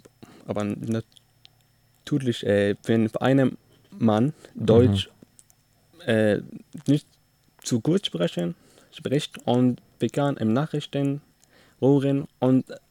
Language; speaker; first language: German; non-native, learner; Arabic